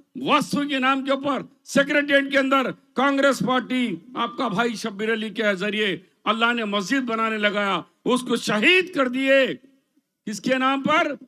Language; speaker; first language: Hindi; non-native, local second language; Urdu